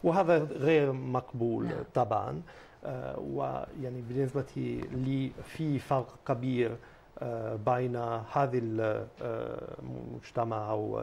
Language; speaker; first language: Arabic; non-native, fluent; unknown